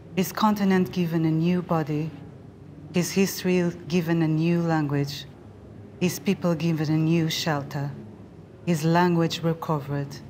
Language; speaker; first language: English; non-native, fluent; Portuguese